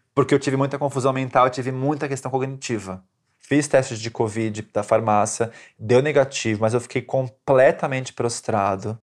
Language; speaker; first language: Portuguese; native; Portuguese